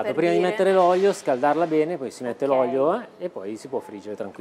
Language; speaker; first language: Italian; native; Italian